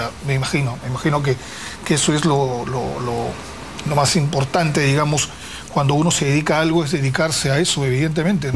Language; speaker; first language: Spanish; native; Spanish